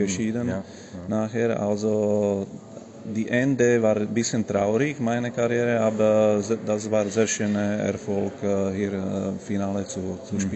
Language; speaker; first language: German; non-native, learner; Slovak